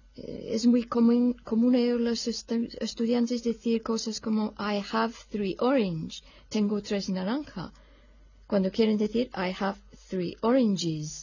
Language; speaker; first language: Spanish; non-native, fluent; English